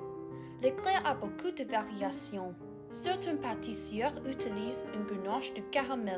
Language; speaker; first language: French; non-native, learner; English